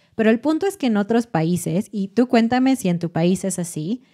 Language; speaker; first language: Spanish; native; Spanish